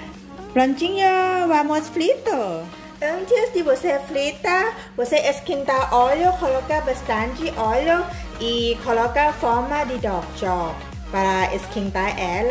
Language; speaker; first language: Portuguese; non-native, learner; Thai